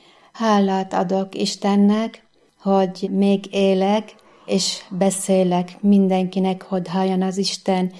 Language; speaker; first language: Hungarian; non-native, fluent; Arabic